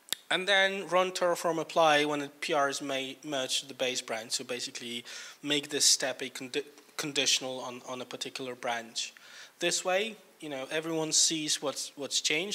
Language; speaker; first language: English; non-native, fluent; Polish